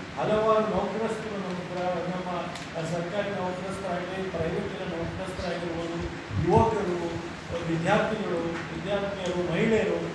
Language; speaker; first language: Kannada; non-native, local second language; Lambadi